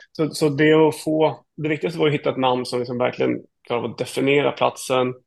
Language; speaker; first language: Swedish; native; Swedish